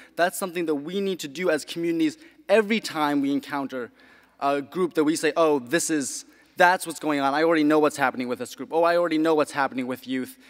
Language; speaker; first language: English; native; English